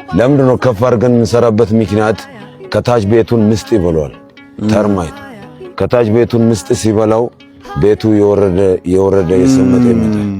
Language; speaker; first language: Amharic; non-native, local second language; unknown